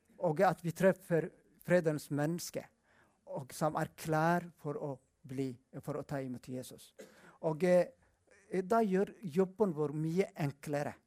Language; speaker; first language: Norwegian; non-native, fluent; Amharic